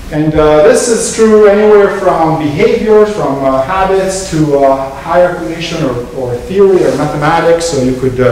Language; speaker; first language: English; non-native, fluent; Italian